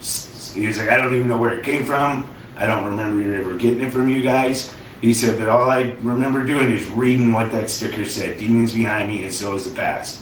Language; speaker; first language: English; native; English